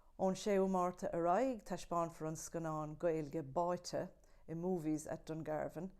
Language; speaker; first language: Irish; native; Irish